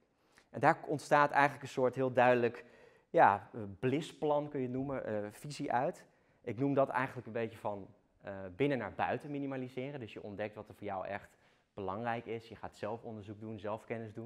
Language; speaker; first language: Dutch; native; Dutch